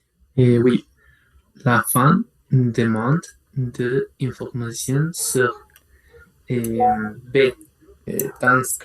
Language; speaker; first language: French; non-native, learner; Spanish